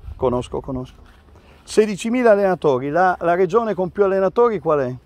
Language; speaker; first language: Italian; native; Italian